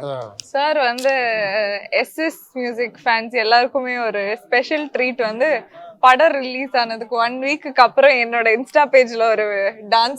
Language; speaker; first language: Tamil; native; Tamil